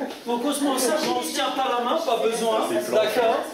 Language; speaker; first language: French; native; French